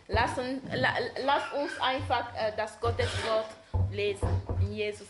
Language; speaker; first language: German; non-native, learner; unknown